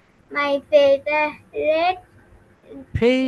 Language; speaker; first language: English; non-native, learner; Bangla